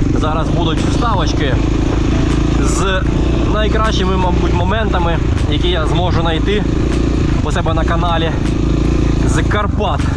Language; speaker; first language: Ukrainian; non-native, local second language; Russian